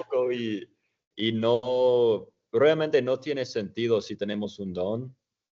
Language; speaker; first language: Spanish; non-native, fluent; English